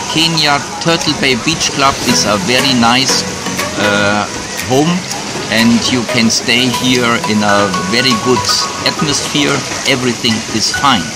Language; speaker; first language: English; non-native, fluent; German